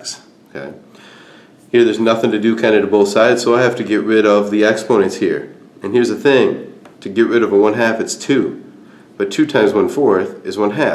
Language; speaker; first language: English; native; English